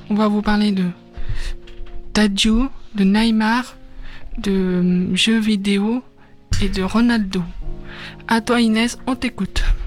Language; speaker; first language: French; native; French